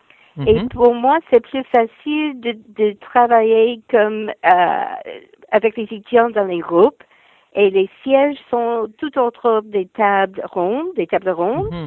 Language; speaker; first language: French; non-native, fluent; English